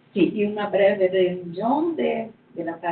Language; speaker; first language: Spanish; non-native, fluent; Portuguese